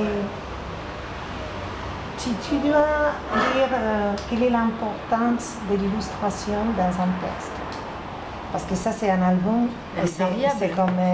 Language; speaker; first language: French; non-native, learner; Spanish